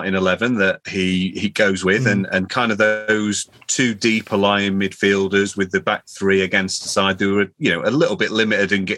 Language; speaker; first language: English; native; English